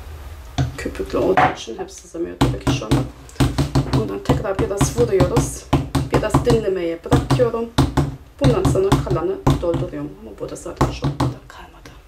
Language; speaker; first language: Turkish; non-native, fluent; German